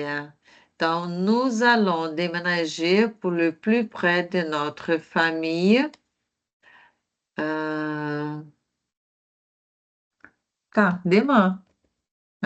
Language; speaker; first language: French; non-native, fluent; Portuguese